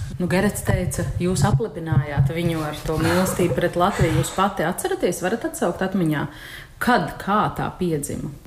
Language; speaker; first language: Latvian; native; Latvian